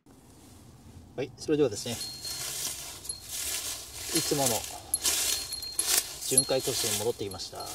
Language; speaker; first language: Japanese; native; Japanese